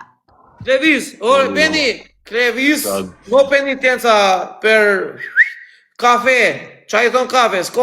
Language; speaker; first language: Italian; non-native, learner; Albanian